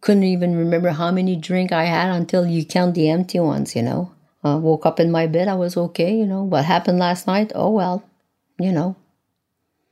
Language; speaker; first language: English; non-native, fluent; French